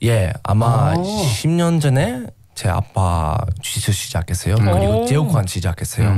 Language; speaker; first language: Korean; non-native, learner; English